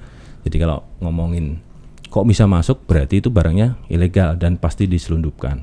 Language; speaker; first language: Indonesian; native; Indonesian